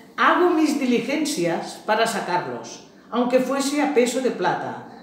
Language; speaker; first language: Spanish; non-native, local second language; Catalan